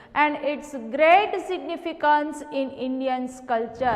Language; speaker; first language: English; non-native, local second language; Gujarati